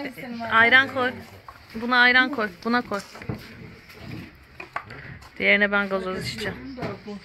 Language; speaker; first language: Turkish; native; Turkish